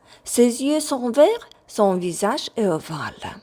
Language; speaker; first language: French; non-native, fluent; Ukrainian